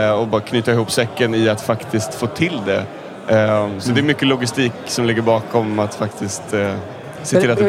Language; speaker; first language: Swedish; native; Swedish